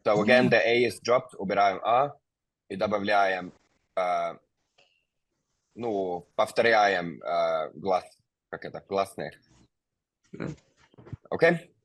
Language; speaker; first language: Russian; non-native, fluent; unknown